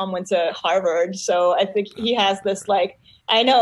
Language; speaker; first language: English; non-native, fluent; Hebrew